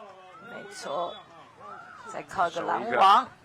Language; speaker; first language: Chinese; native; Chinese